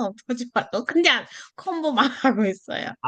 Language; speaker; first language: Korean; non-native, fluent; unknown